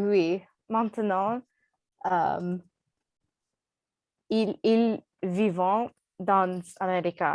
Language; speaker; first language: French; non-native, learner; English